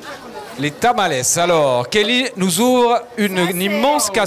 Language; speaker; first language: French; native; French